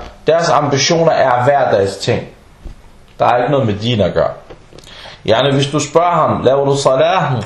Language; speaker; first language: Danish; non-native, fluent; Arabic